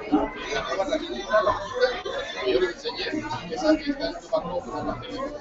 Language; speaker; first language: Spanish; native; Spanish